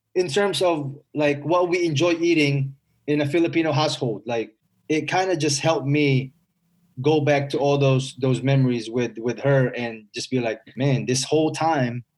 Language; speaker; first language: English; non-native, local second language; Filipino